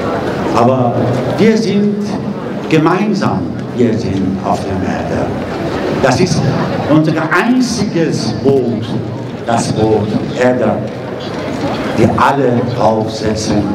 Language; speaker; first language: German; non-native, learner; Persian